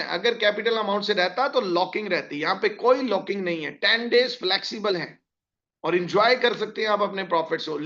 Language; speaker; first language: Hindi; native; Hindi